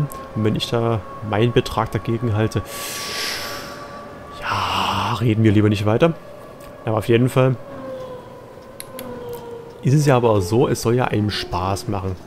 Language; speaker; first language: German; native; German